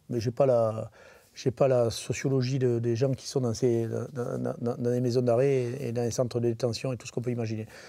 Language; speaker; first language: French; native; French